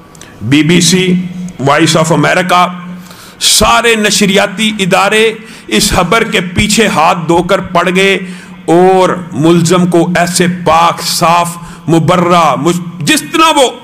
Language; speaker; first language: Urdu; non-native, local second language; Punjabi